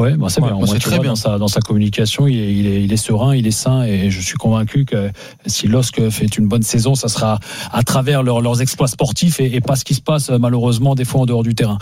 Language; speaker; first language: French; native; French